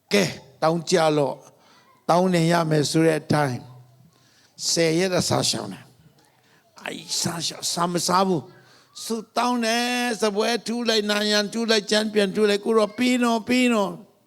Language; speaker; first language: Burmese; non-native, local second language; Tedim Chin